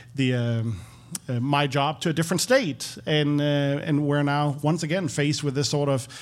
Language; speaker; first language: English; non-native, fluent; Danish